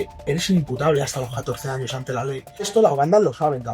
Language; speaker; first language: Spanish; native; Spanish